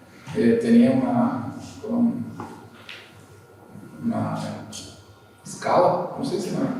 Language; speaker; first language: Spanish; non-native, learner; Portuguese